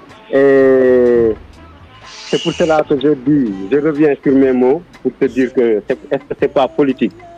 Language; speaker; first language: French; non-native, local second language; Wolof